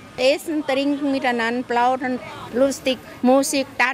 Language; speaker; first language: German; non-native, learner; Thai